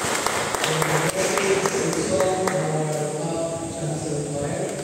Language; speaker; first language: English; non-native, local second language; Filipino